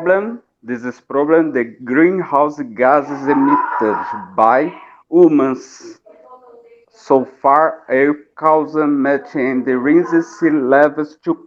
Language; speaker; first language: English; non-native, learner; Portuguese